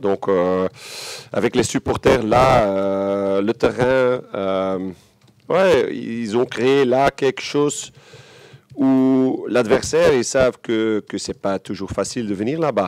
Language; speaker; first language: French; non-native, local second language; Dutch